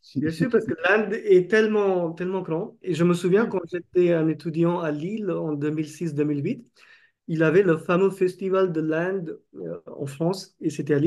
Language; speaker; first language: French; non-native, fluent; Marathi